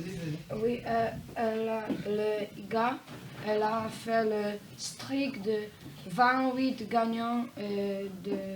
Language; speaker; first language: French; non-native, learner; Polish